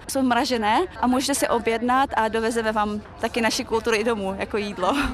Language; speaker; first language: Czech; early bilingual, other home language; Chechen